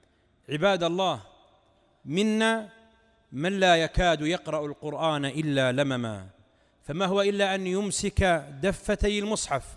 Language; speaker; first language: Arabic; native; Arabic